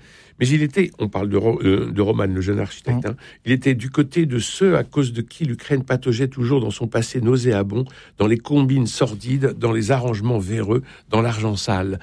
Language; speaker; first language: French; native; French